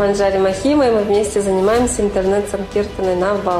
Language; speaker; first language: Russian; native; Russian